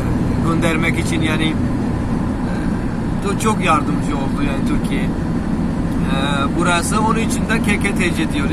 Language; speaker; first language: Turkish; non-native, learner; Urdu